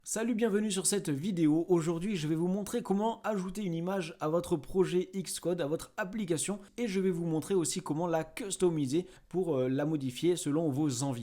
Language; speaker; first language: French; native; French